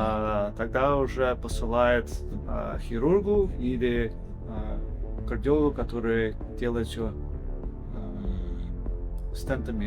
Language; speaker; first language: Russian; early bilingual, heritage; English